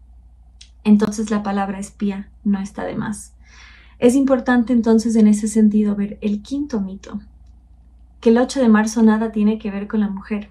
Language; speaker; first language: Spanish; native; Spanish